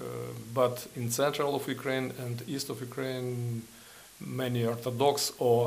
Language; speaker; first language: English; non-native, learner; Ukrainian